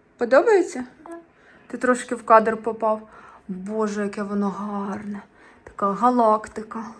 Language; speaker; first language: Ukrainian; native; Ukrainian